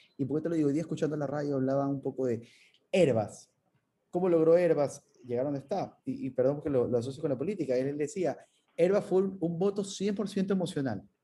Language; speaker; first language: Spanish; native; Spanish